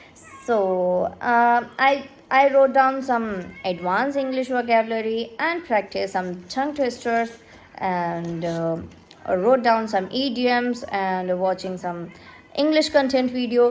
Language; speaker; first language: English; non-native, learner; Hindi